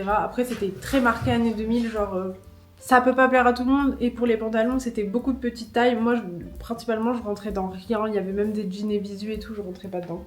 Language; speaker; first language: French; native; French